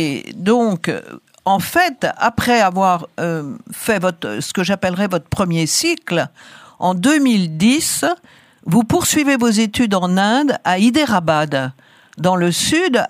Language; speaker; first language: French; native; French